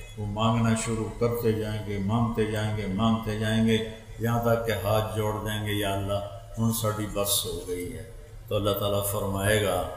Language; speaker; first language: Urdu; non-native, local second language; Punjabi